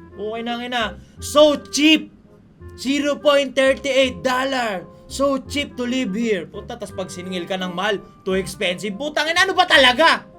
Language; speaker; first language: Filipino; native; Filipino